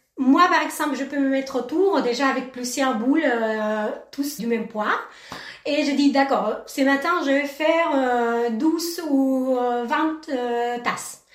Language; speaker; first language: French; non-native, fluent; Spanish